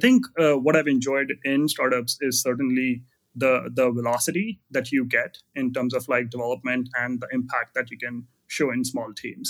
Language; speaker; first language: English; non-native, local second language; Hindi